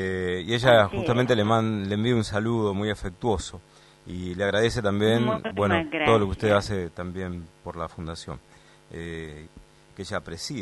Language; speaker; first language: Spanish; native; Spanish